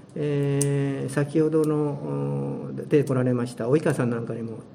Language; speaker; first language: Japanese; native; Japanese